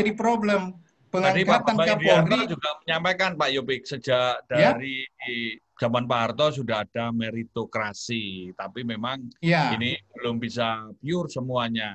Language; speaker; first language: Indonesian; native; Indonesian